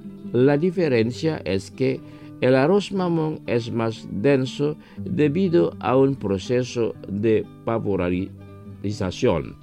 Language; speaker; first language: Spanish; non-native, fluent; Indonesian